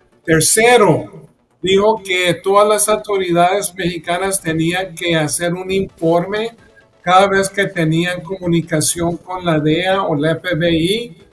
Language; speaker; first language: Spanish; early bilingual, heritage; Spanish